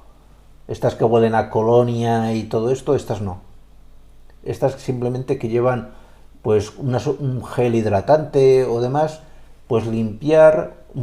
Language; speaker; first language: Spanish; native; Spanish